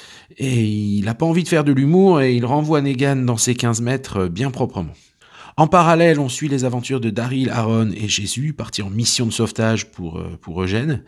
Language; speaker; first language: French; native; French